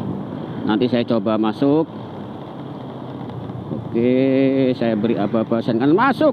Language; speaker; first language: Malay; non-native, local second language; Javanese